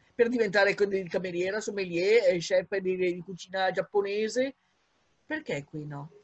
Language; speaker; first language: Italian; native; Italian